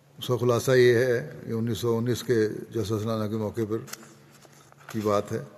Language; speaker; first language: Urdu; native; Urdu